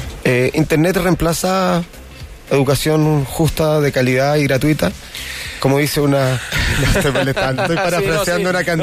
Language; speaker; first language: Spanish; native; Spanish